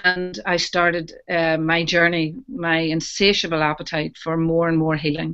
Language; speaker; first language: English; native; English